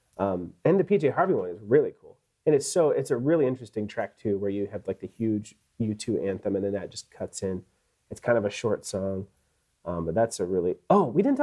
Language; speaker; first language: English; native; English